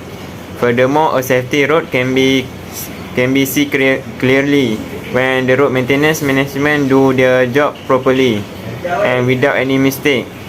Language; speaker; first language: English; non-native, local second language; Malay